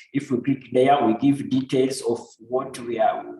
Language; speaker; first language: English; non-native, local second language; Kinyarwanda